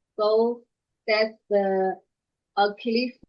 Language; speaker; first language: English; non-native, learner; Chinese